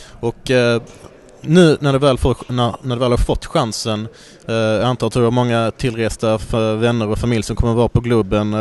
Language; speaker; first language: Swedish; native; Swedish